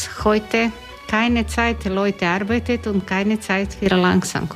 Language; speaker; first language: German; non-native, learner; Croatian